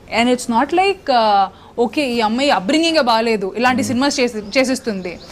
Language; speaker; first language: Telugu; non-native, local second language; Hindi